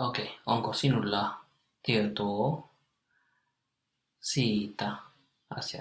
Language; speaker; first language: Finnish; non-native, learner; English